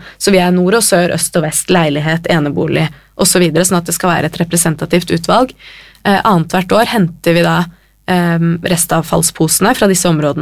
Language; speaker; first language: Norwegian; native; Norwegian